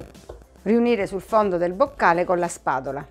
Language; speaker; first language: Italian; native; Italian